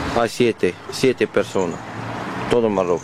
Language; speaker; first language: Spanish; non-native, learner; Arabic